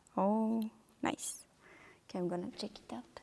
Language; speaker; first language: English; non-native, fluent; French